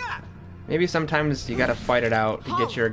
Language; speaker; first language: English; native; English